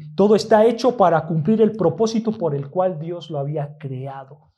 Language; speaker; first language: Spanish; native; Spanish